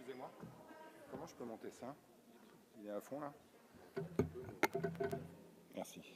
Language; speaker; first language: French; native; French